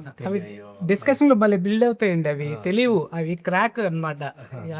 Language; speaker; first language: Telugu; native; Telugu